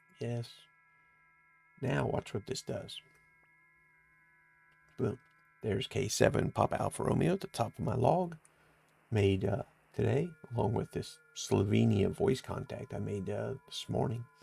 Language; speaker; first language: English; native; English